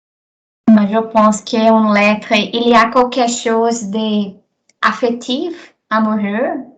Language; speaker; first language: French; non-native, learner; Portuguese